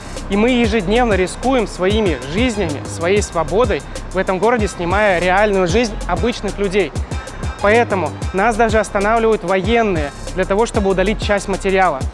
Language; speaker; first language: Russian; native; Russian